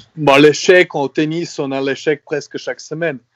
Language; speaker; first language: French; non-native, fluent; Serbian